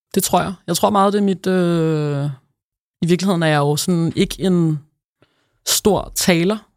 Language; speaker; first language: Danish; native; Danish